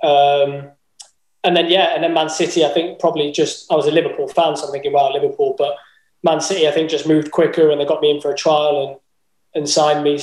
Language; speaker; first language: English; native; English